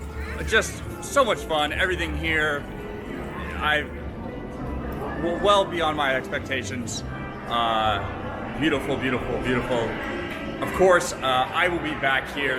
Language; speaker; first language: English; native; English